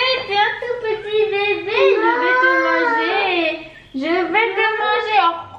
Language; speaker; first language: French; native; French